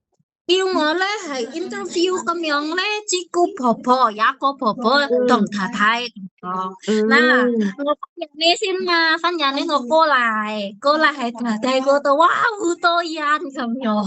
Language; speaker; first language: Cantonese; non-native, learner; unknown